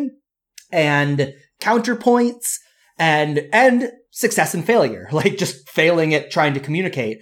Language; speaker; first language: English; native; English